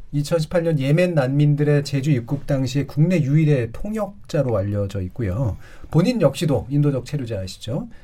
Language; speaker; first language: Korean; native; Korean